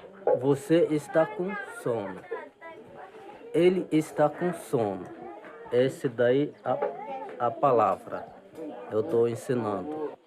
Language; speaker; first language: Portuguese; non-native, local second language; Guarani